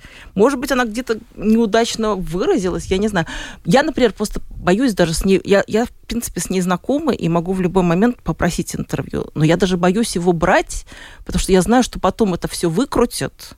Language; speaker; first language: Russian; native; Russian